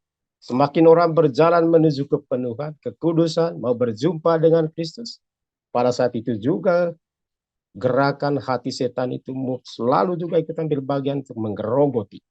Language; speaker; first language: Indonesian; native; Indonesian